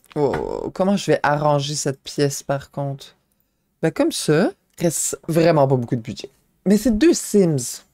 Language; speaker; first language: French; native; French